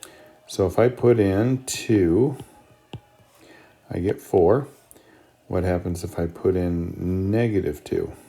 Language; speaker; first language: English; native; English